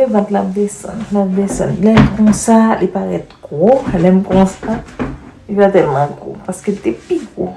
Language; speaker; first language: French; non-native, learner; Haitian Creole